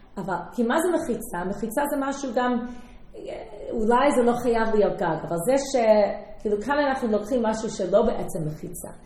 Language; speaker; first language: Hebrew; non-native, fluent; English